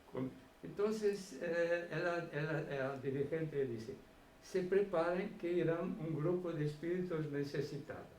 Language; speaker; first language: Spanish; non-native, fluent; Portuguese